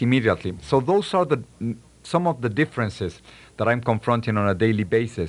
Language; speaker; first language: English; non-native, fluent; Spanish